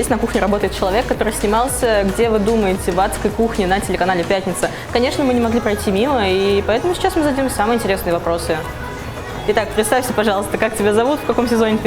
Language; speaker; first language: Russian; native; Russian